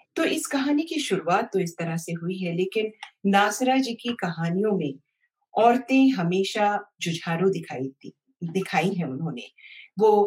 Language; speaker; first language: Hindi; native; Hindi